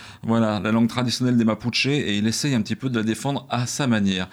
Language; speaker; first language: French; native; French